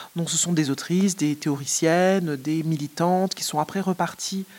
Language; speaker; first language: French; native; French